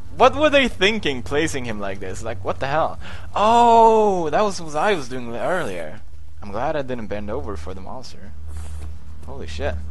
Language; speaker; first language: English; non-native, fluent; Swedish